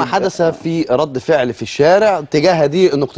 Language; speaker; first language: Arabic; native; Arabic